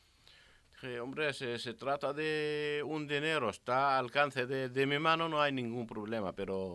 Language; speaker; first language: Spanish; non-native, learner; Arabic